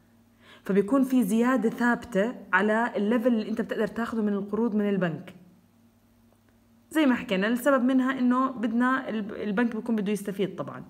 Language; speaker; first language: Arabic; native; Arabic